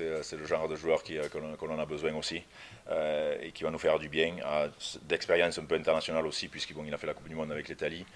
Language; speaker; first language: French; native; French